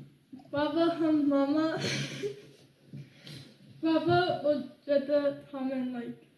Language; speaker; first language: Chinese; non-native, learner; English